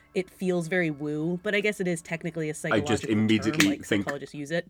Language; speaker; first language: English; native; English